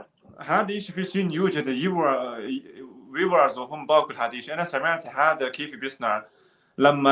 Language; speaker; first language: Arabic; non-native, learner; Chinese